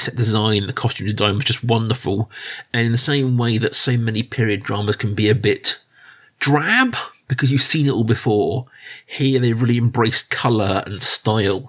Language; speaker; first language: English; native; English